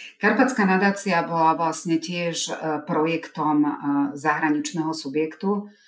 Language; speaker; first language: Slovak; non-native, local second language; Hungarian